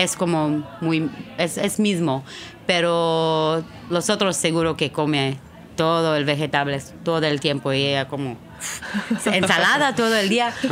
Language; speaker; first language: Spanish; non-native, learner; Hebrew